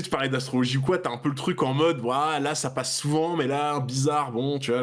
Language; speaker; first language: French; native; French